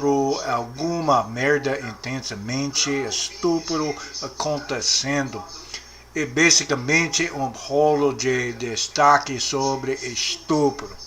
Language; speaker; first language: Portuguese; non-native, learner; English